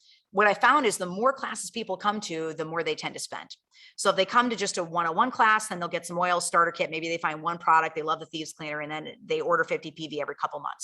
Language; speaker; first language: English; native; English